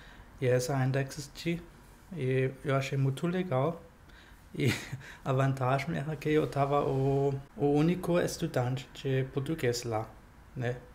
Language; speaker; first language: Portuguese; non-native, fluent; German